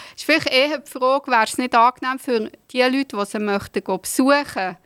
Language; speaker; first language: German; native; German